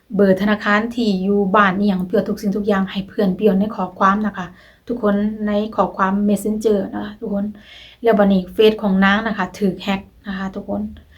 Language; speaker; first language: Thai; native; Thai